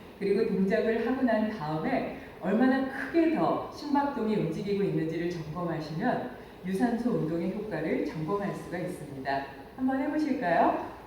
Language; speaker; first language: Korean; native; Korean